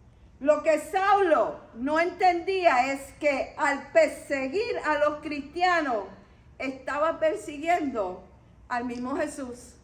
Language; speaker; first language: Spanish; native; Spanish